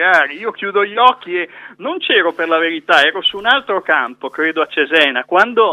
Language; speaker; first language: Italian; native; Italian